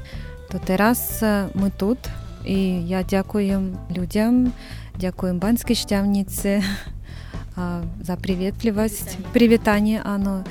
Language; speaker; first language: Slovak; non-native, learner; Ukrainian